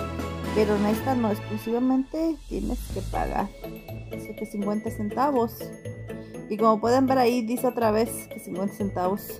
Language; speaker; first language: Spanish; native; Spanish